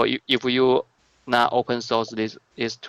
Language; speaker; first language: English; non-native, learner; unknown